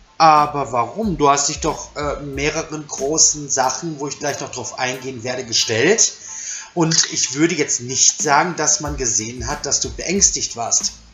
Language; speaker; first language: German; native; German